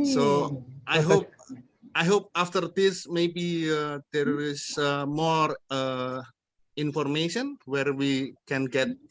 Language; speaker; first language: English; non-native, fluent; Indonesian